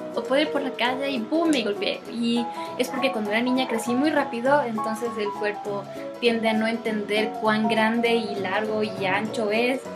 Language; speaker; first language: Spanish; native; Spanish